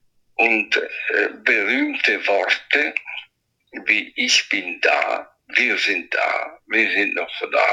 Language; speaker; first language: German; non-native, fluent; Italian